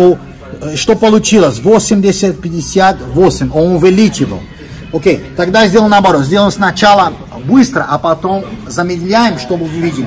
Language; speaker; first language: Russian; non-native, fluent; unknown